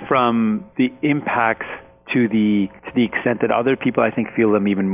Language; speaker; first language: English; non-native, fluent; Punjabi